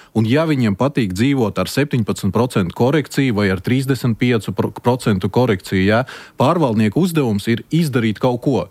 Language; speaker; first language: Latvian; non-native, local second language; Russian